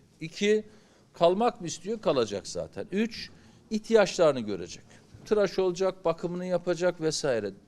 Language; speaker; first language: Turkish; native; Turkish